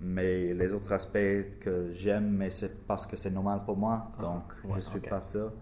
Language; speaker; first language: French; non-native, learner; English